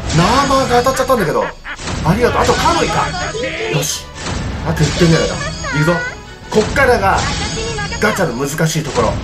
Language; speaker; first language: Japanese; native; Japanese